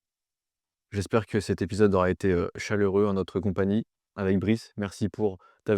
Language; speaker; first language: French; native; French